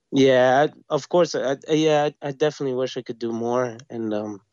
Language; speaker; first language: English; native; English